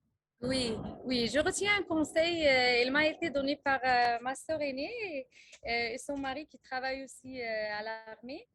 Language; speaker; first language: French; non-native, local second language; Arabic